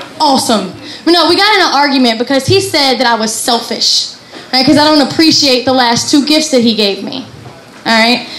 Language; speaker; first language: English; native; English